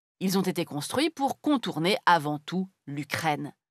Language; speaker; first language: French; native; French